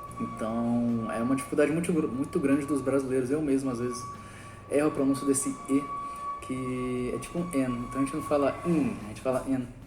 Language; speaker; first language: Portuguese; native; Portuguese